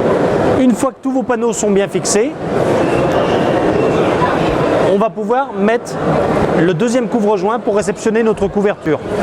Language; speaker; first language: French; native; French